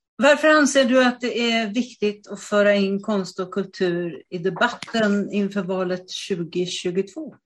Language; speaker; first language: Swedish; native; Swedish